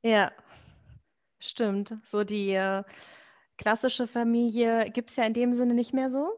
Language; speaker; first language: German; native; German